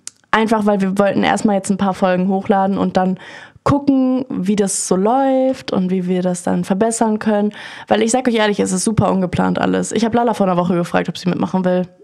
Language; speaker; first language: German; native; German